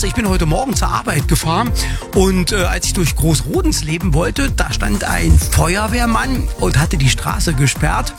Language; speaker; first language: German; native; German